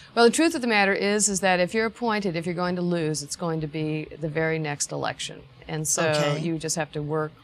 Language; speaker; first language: English; native; English